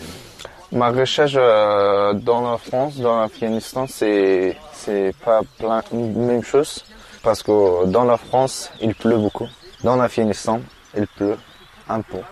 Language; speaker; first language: French; non-native, learner; Persian